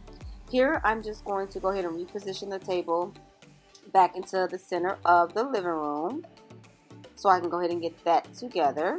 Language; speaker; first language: English; native; English